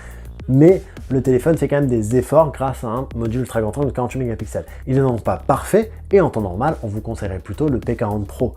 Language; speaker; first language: French; native; French